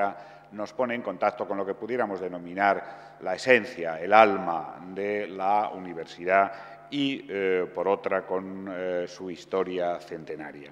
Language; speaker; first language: Spanish; native; Spanish